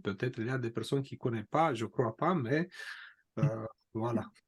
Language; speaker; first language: French; non-native, fluent; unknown